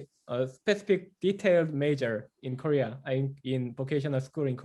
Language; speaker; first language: English; non-native, fluent; Korean